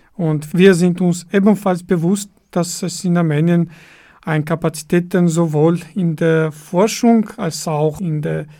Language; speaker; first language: German; non-native, fluent; Armenian